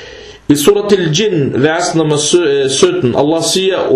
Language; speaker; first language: Danish; early bilingual, other home language; Arabic